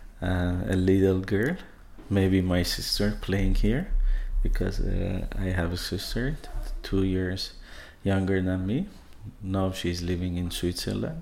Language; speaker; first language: English; non-native, fluent; Persian